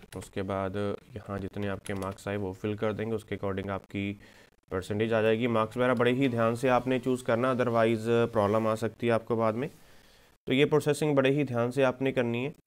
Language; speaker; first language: Hindi; non-native, local second language; Punjabi